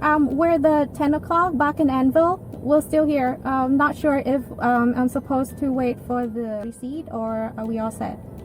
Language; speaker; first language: English; non-native, fluent; Thai